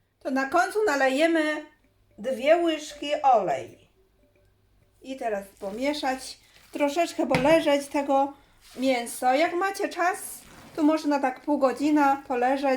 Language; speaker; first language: Polish; non-native, learner; Chinese